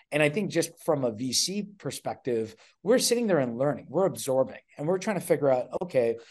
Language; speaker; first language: English; native; English